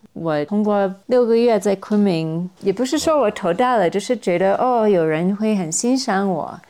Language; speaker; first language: Chinese; non-native, fluent; English